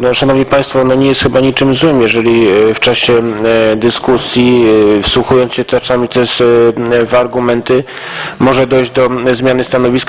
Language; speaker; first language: Polish; native; Polish